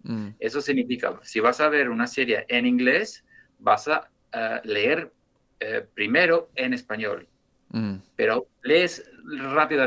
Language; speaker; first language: Spanish; non-native, fluent; English